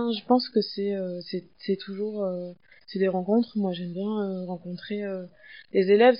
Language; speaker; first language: French; native; French